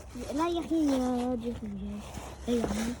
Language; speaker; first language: French; native; French